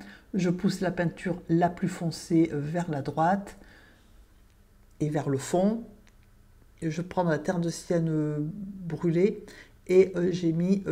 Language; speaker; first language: French; native; French